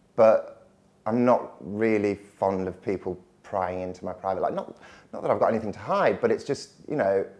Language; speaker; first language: English; native; English